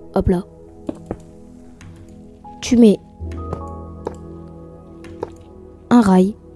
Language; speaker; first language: French; native; French